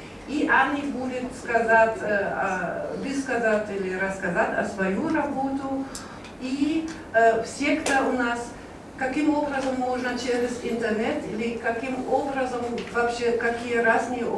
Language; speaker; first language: Russian; non-native, learner; German